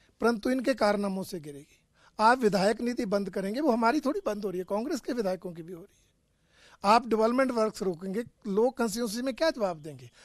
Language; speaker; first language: Hindi; native; Hindi